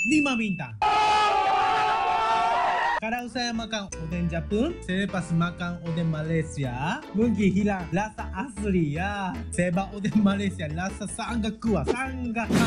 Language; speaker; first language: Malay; non-native, learner; Japanese